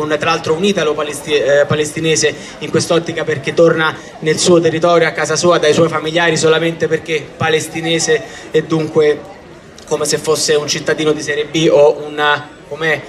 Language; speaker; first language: Italian; native; Italian